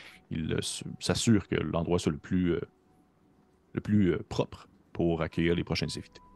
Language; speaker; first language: French; native; French